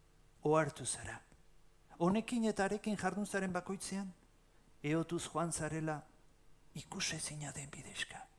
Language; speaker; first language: Basque; native; Basque